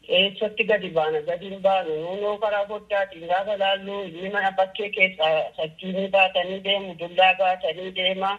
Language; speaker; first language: Oromo; native; Oromo